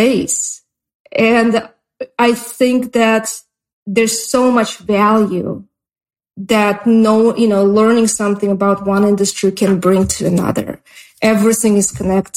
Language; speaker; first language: English; non-native, fluent; Russian